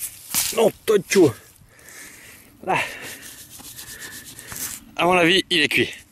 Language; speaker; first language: French; native; French